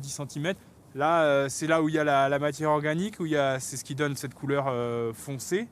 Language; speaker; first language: French; native; French